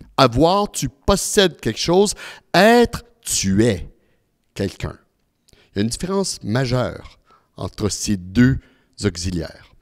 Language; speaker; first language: French; early bilingual, other home language; Italian